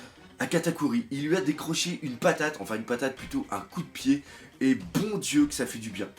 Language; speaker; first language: French; native; French